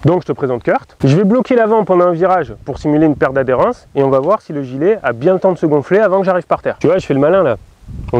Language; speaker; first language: French; native; French